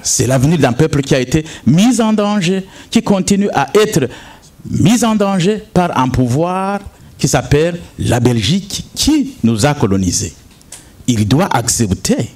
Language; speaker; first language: French; non-native, local second language; Rundi